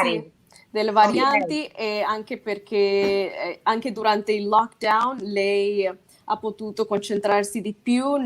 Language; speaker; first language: Italian; non-native, fluent; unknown